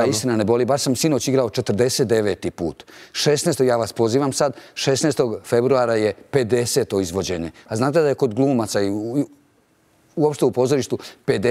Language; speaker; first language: Bosnian; native; Bosnian